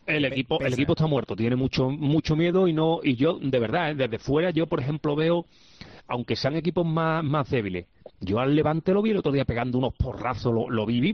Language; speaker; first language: Spanish; native; Spanish